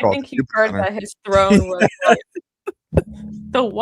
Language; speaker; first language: English; native; English